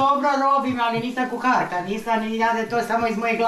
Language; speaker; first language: Polish; non-native, learner; Croatian